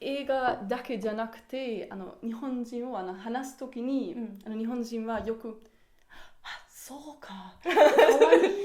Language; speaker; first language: Japanese; non-native, learner; German